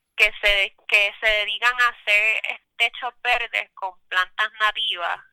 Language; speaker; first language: Spanish; native; Spanish